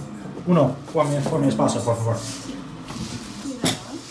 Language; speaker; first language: Spanish; non-native, learner; English